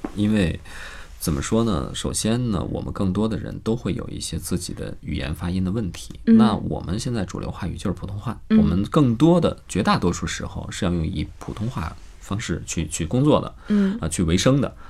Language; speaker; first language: Chinese; native; Chinese